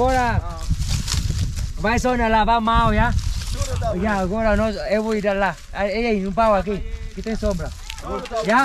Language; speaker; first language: Portuguese; non-native, learner; Vietnamese